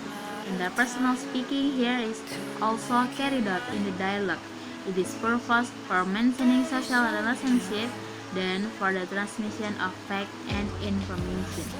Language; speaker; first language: English; non-native, learner; Indonesian